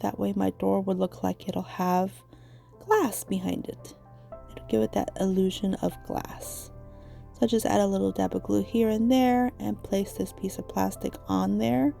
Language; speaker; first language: English; native; English